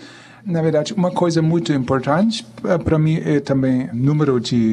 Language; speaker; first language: Portuguese; non-native, fluent; German